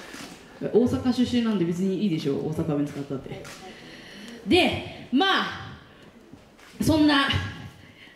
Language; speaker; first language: Japanese; native; Japanese